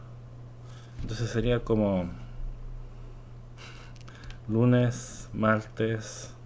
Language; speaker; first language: Spanish; non-native, fluent; Korean